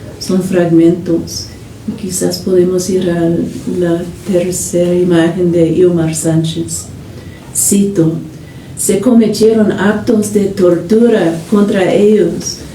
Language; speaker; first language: Spanish; non-native, fluent; English